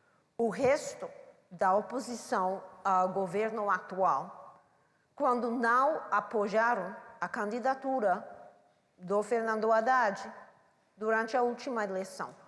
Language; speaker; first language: Portuguese; non-native, learner; English